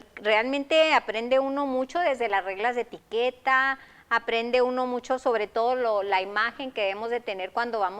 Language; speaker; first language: Spanish; native; Spanish